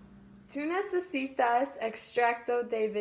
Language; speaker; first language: Spanish; non-native, learner; English